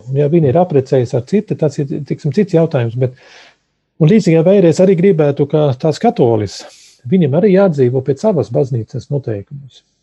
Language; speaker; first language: Latvian; early bilingual, heritage; Latvian